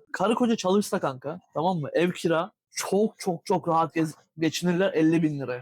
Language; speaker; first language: Turkish; native; Turkish